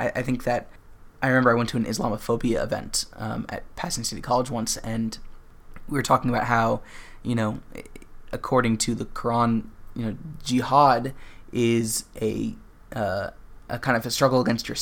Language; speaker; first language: English; native; English